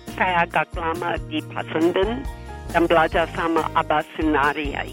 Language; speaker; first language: Indonesian; non-native, fluent; English